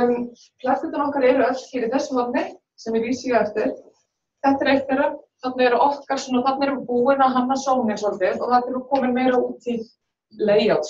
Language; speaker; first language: Icelandic; native; Icelandic